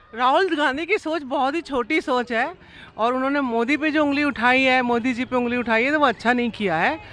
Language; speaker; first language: Hindi; native; Hindi